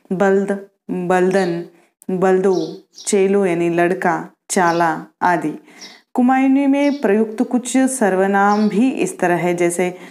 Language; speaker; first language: Hindi; non-native, local second language; Marathi